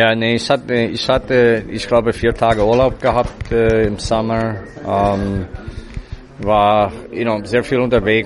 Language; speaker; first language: German; non-native, fluent; English